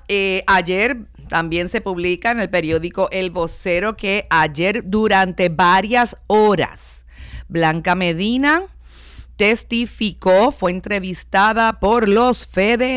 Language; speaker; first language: Spanish; native; Spanish